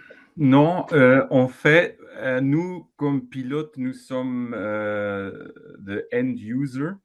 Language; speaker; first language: French; non-native, fluent; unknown